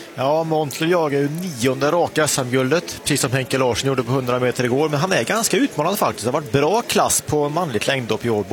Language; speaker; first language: Swedish; native; Swedish